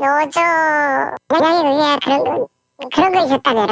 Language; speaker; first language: Korean; native; Korean